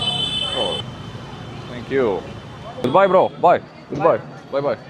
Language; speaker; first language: English; non-native, learner; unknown